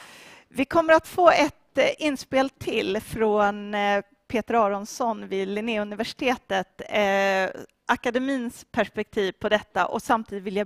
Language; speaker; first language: Swedish; native; Swedish